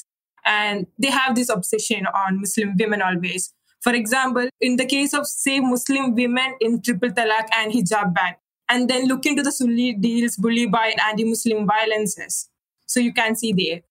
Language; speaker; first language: English; non-native, local second language; Malayalam